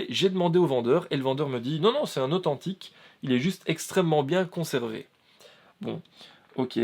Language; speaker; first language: French; native; French